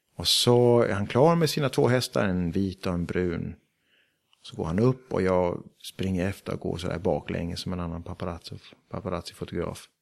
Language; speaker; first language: Swedish; early bilingual, heritage; Danish